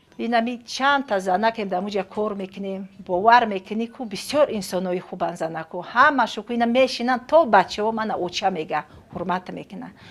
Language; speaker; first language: Tajik; non-native, fluent; Romanian